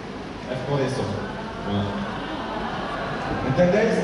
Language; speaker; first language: Spanish; non-native, learner; French